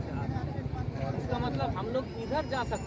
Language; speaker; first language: Hindi; non-native, local second language; Bangla